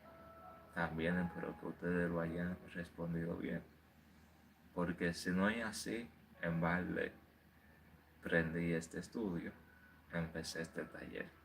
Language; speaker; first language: Spanish; native; Spanish